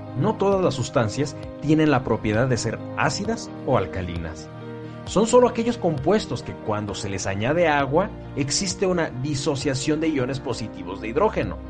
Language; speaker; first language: Spanish; native; Spanish